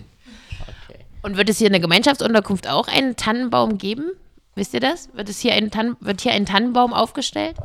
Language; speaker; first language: German; native; German